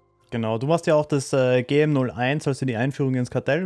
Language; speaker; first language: German; native; German